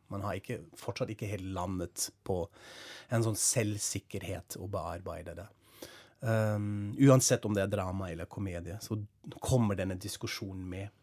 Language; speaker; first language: Norwegian; non-native, fluent; German